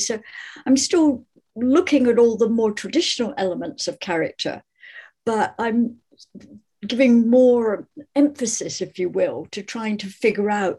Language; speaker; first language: English; native; English